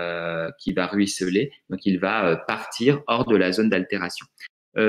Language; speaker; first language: French; native; French